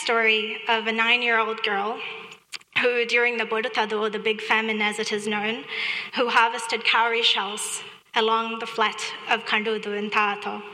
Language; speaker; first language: English; non-native, fluent; Divehi